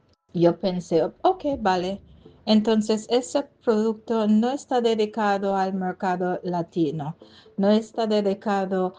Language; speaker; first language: Spanish; non-native, fluent; English